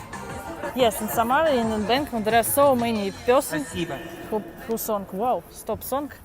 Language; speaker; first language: English; non-native, fluent; Russian